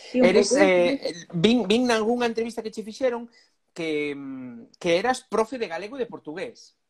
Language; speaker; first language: Galician; non-native, local second language; Spanish